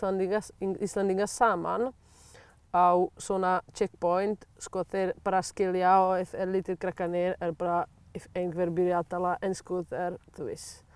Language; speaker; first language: Icelandic; non-native, learner; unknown